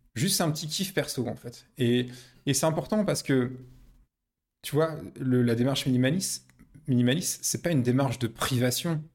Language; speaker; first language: French; native; French